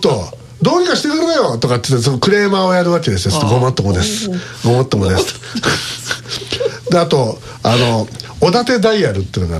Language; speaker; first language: Japanese; native; Japanese